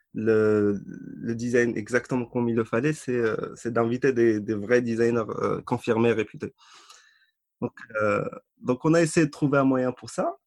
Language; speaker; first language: French; non-native, local second language; Arabic